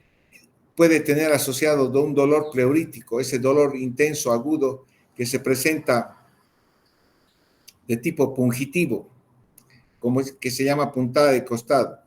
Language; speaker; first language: Spanish; native; Spanish